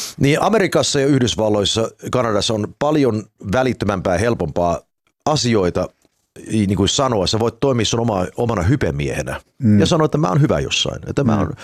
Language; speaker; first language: Finnish; early bilingual, heritage; Finnish